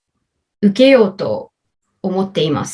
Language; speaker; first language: Japanese; non-native, learner; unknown